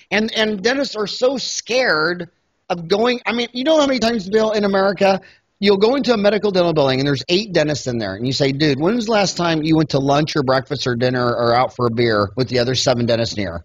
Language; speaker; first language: English; native; English